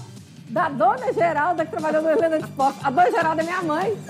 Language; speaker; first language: Portuguese; native; Portuguese